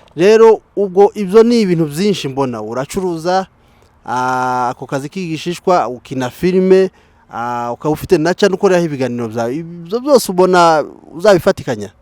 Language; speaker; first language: Kinyarwanda; native; Kinyarwanda